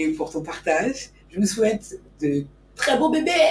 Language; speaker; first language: French; native; French